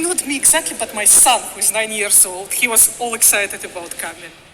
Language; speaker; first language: English; non-native, fluent; Russian